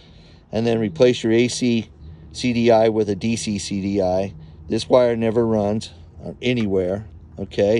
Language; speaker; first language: English; native; English